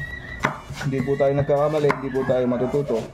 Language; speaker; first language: Filipino; native; Filipino